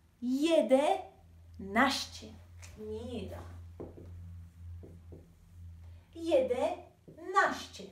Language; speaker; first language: Polish; non-native, fluent; Spanish